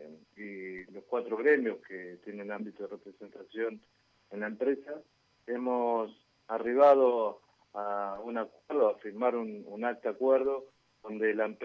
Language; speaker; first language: Spanish; native; Spanish